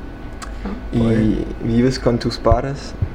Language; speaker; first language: Spanish; non-native, learner; German